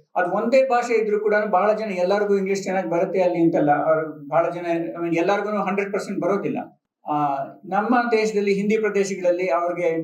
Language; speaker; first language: Kannada; non-native, local second language; Telugu